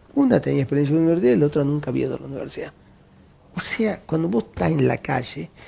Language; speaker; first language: Spanish; native; Spanish